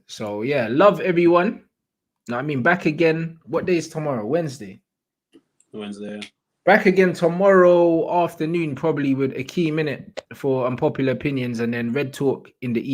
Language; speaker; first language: English; native; English